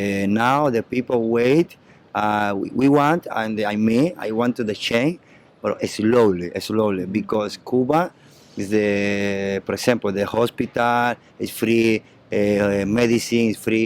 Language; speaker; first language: English; non-native, learner; Spanish